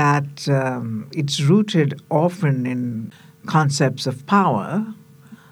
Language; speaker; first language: English; non-native, local second language; Tamil